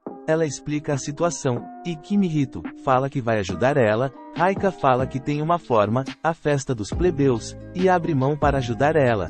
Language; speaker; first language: Portuguese; native; Portuguese